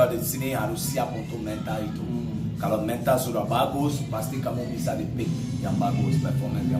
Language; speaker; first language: Indonesian; non-native, fluent; English